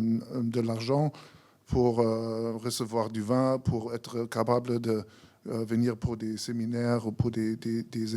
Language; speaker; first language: French; non-native, fluent; German